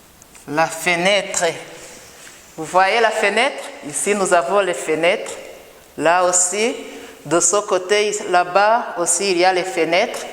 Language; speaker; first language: French; non-native, local second language; Kinyarwanda